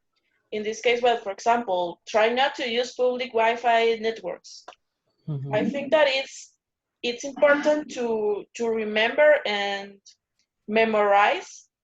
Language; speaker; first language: English; non-native, learner; Spanish